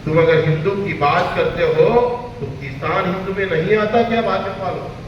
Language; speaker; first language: Hindi; non-native, local second language; Marathi